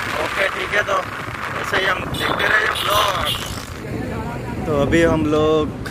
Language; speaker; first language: Hindi; non-native, local second language; Gujarati